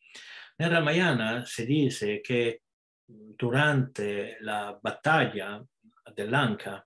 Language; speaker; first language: Spanish; non-native, fluent; Italian